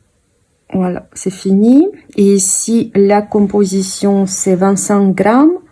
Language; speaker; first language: French; non-native, fluent; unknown